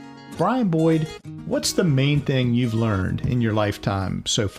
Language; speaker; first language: English; native; English